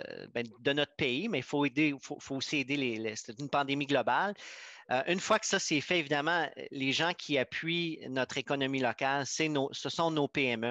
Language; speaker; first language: French; native; French